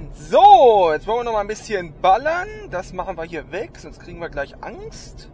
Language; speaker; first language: German; native; German